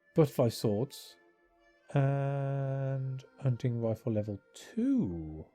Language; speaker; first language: English; native; English